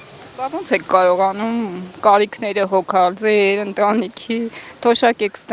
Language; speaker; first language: Armenian; native; Armenian